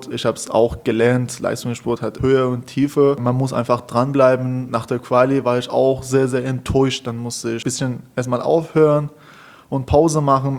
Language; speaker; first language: German; non-native, learner; Persian